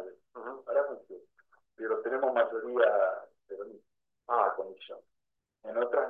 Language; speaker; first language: Spanish; native; Spanish